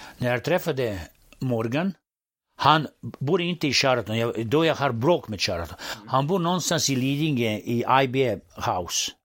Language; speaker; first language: Swedish; non-native, fluent; Serbian